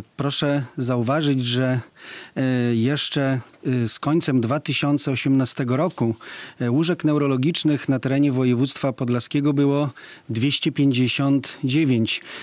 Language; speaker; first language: Polish; native; Polish